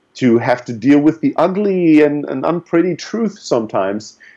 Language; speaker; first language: English; early bilingual, other home language; German